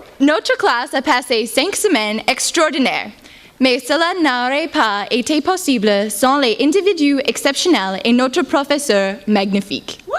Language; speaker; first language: French; non-native, learner; English